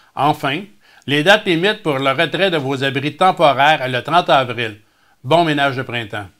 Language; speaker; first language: French; native; French